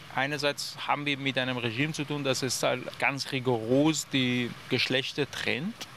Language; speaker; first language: German; non-native, fluent; Persian